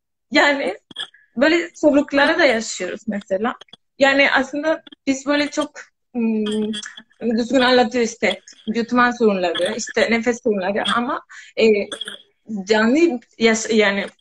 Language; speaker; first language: Turkish; non-native, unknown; Spanish